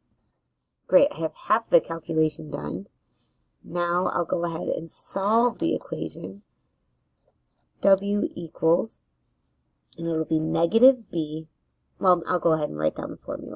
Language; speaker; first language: English; native; English